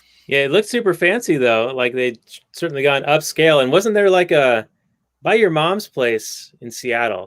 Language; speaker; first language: English; native; English